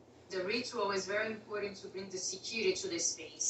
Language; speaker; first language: English; non-native, fluent; Portuguese